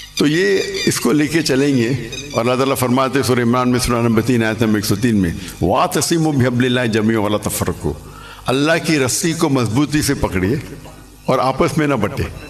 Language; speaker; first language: Urdu; non-native, local second language; English